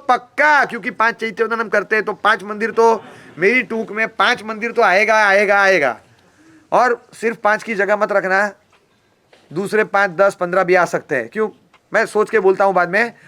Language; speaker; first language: Hindi; non-native, local second language; Gujarati